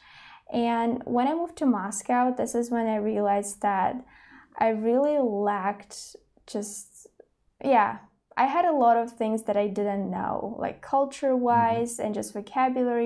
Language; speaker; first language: English; non-native, fluent; Russian